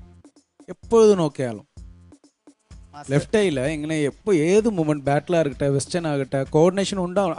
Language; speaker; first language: Malayalam; non-native, local second language; Tamil